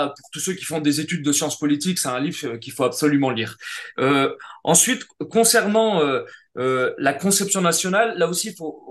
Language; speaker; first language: French; native; French